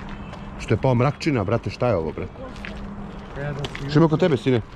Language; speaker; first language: Serbian; native; Serbian